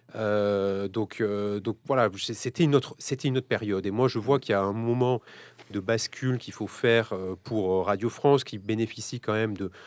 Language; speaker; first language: French; native; French